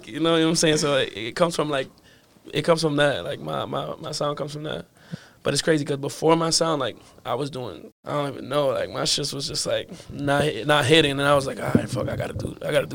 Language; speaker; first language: English; native; English